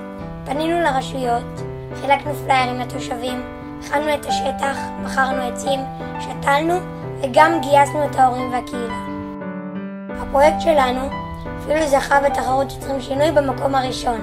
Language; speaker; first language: Hebrew; native; Hebrew